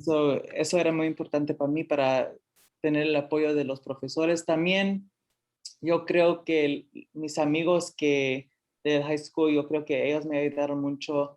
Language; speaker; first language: Spanish; early bilingual, heritage; Spanish